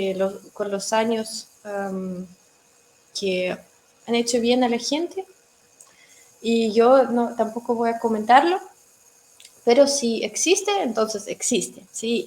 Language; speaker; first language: Spanish; non-native, fluent; Russian